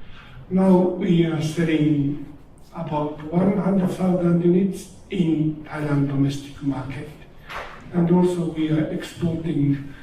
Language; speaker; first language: English; non-native, learner; Japanese